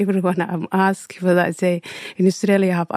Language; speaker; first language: English; non-native, learner; Somali